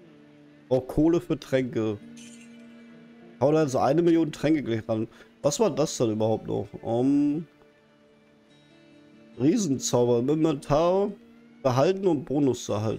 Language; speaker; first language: German; native; German